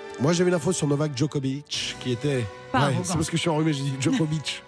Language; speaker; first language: French; native; French